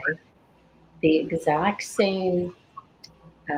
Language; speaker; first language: English; native; English